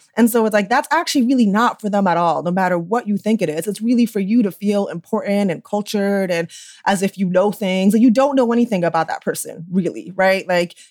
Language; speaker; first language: English; early bilingual, other home language; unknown